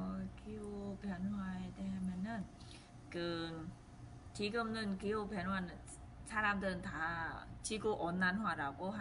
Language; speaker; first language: Korean; non-native, fluent; Vietnamese